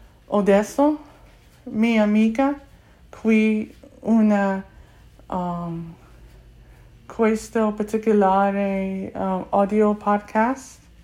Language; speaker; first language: Italian; non-native, learner; English